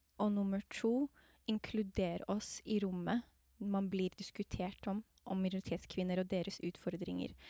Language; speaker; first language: Norwegian; non-native, fluent; Somali